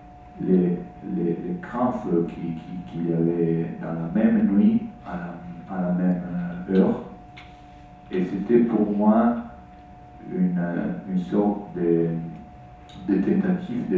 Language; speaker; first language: French; non-native, fluent; Italian